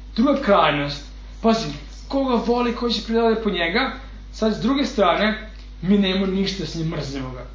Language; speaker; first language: Serbian; non-native, fluent; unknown